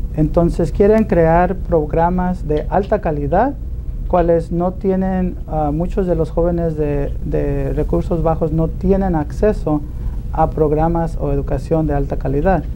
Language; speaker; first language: Spanish; early bilingual, heritage; Spanish